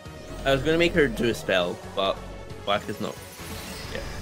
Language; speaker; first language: English; native; English